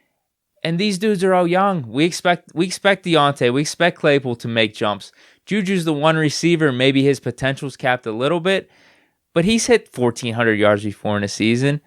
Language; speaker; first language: English; native; English